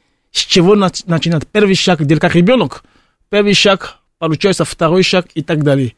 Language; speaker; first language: Russian; non-native, fluent; Fon